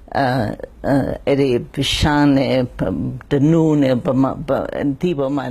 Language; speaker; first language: Burmese; non-native, learner; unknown